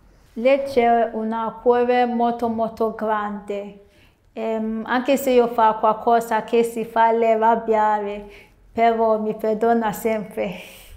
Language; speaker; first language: Italian; non-native, learner; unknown